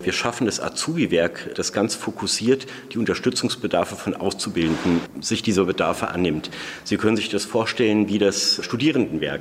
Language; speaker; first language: German; native; German